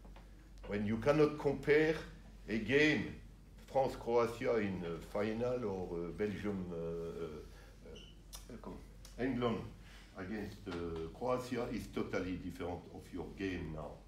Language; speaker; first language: English; non-native, learner; French